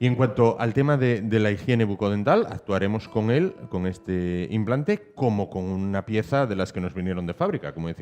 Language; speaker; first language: Spanish; native; Spanish